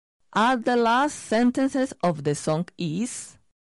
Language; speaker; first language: English; non-native, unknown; Spanish